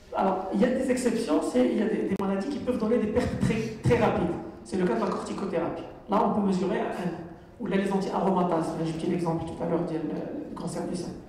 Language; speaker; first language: French; non-native, local second language; Arabic